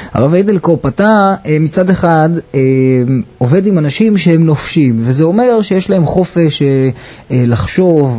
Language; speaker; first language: Hebrew; native; Hebrew